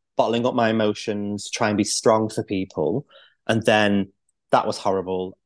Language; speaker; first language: English; native; English